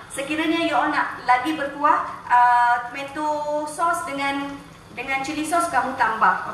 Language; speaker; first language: Malay; non-native, local second language; Tamil